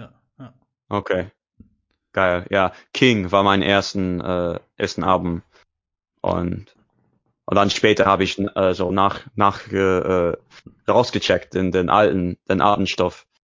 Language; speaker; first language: German; non-native, learner; English